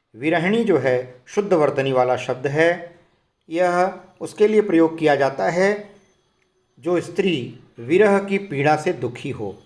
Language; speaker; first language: Hindi; native; Hindi